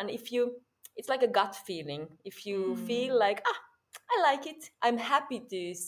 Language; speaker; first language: English; non-native, fluent; Finnish